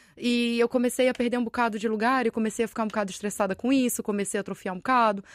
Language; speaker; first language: Portuguese; native; Portuguese